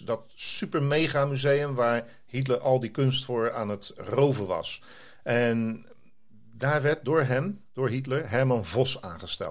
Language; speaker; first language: Dutch; native; Dutch